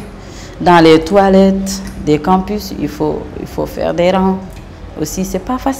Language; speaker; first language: French; non-native, local second language; Wolof